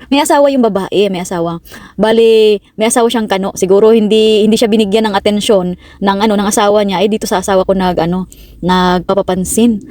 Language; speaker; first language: Filipino; non-native, local second language; Cebuano